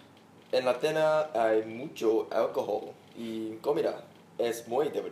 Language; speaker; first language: Spanish; non-native, learner; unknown